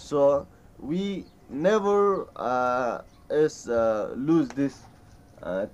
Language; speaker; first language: English; non-native, learner; Newari